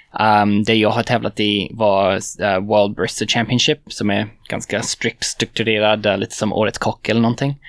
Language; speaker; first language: Swedish; non-native, fluent; English